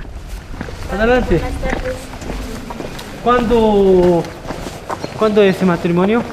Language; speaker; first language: Spanish; non-native, learner; Korean